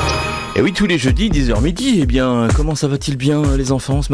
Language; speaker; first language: French; native; French